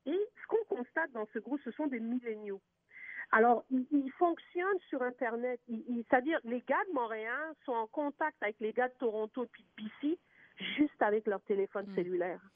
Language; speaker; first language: French; native; French